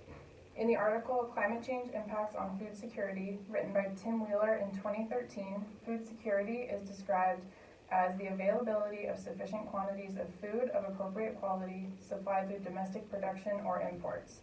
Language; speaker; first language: English; native; English